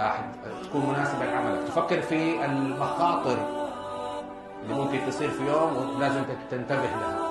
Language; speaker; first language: Arabic; native; Arabic